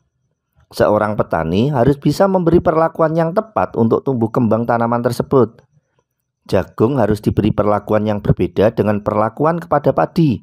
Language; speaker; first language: Indonesian; non-native, local second language; Javanese